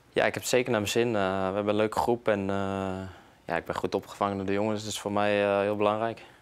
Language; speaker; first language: Dutch; native; Dutch